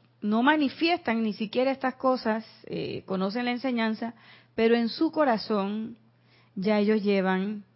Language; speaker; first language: Spanish; native; Spanish